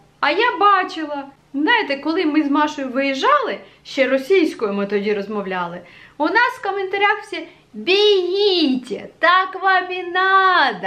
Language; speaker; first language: Ukrainian; non-native, local second language; Russian